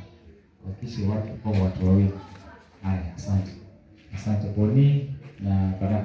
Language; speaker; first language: Swahili; native; Swahili